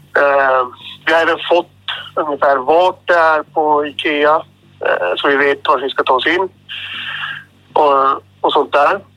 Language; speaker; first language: Swedish; native; Swedish